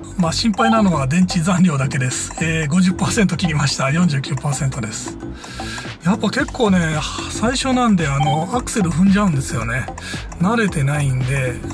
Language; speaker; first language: Japanese; native; Japanese